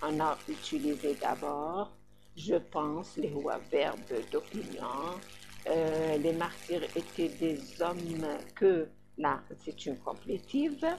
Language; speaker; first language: French; non-native, local second language; Arabic